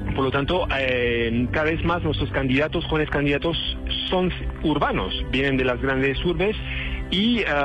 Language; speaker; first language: Spanish; non-native, fluent; French